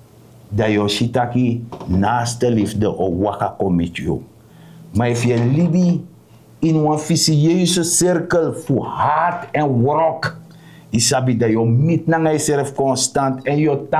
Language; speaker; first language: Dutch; non-native, local second language; Sranan Tongo